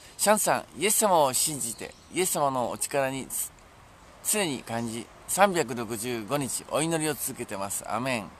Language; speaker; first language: Japanese; native; Japanese